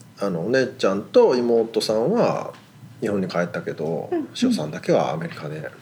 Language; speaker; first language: Japanese; native; Japanese